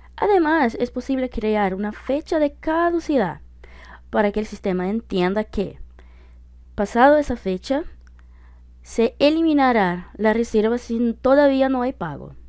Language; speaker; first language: Spanish; non-native, fluent; Portuguese